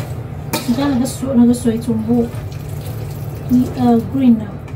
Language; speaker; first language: Chinese; non-native, learner; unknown